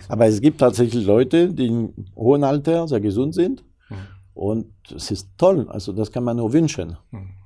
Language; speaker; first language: German; non-native, fluent; French